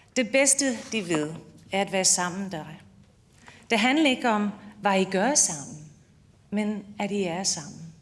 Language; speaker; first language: Danish; non-native, fluent; English